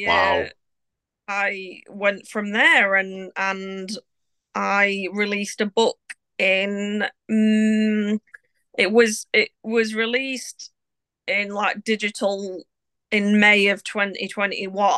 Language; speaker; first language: English; native; English